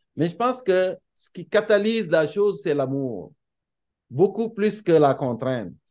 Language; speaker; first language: French; non-native, local second language; Serer